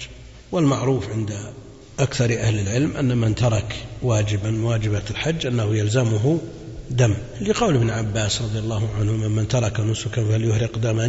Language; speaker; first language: Arabic; native; Arabic